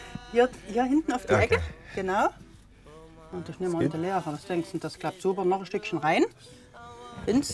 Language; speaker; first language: German; native; German